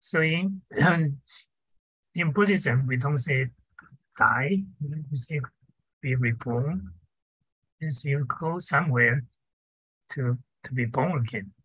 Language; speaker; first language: English; non-native, fluent; Chinese